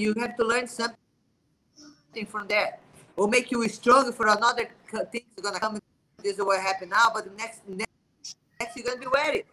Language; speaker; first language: English; non-native, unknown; Portuguese